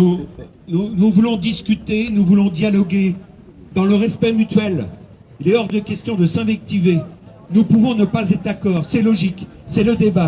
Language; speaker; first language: French; native; French